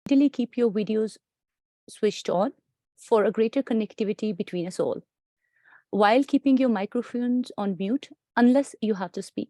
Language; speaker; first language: English; non-native, local second language; Kashmiri